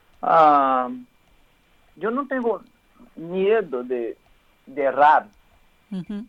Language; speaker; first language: Spanish; non-native, learner; Portuguese